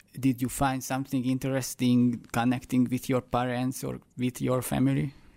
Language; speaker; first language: English; non-native, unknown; Hungarian